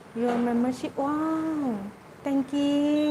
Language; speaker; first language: English; non-native, learner; Thai